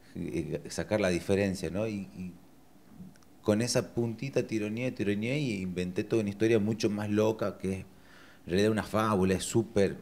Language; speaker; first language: Spanish; native; Spanish